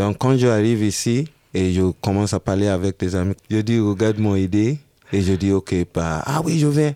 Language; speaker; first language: French; non-native, learner; Yoruba